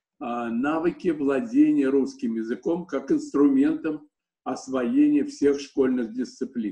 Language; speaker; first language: Russian; native; Russian